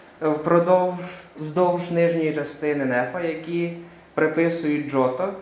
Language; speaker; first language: Ukrainian; native; Ukrainian